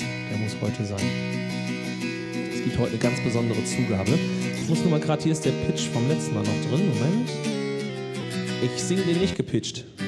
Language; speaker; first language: German; native; German